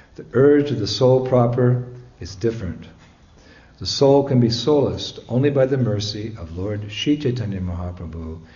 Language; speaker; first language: English; native; English